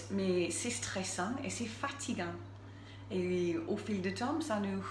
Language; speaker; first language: French; non-native, fluent; English